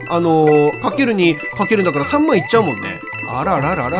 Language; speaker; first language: Japanese; native; Japanese